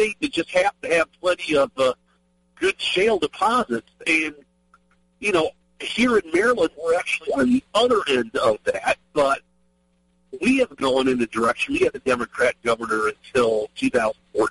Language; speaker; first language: English; native; English